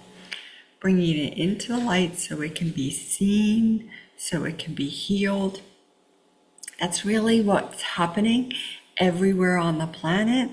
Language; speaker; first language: English; native; English